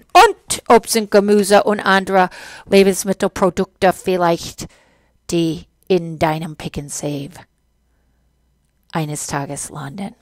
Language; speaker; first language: German; non-native, fluent; English